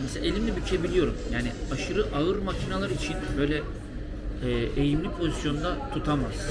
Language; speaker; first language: Turkish; native; Turkish